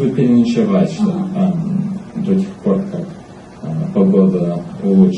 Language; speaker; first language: Russian; early bilingual, heritage; Russian